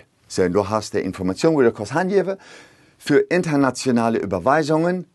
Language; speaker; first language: German; early bilingual, heritage; Plautdietsch